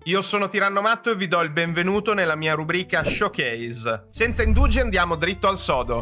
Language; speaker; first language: Italian; native; Italian